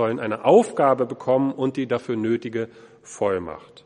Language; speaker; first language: German; native; German